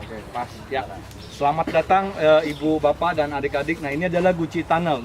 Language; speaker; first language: Indonesian; native; Indonesian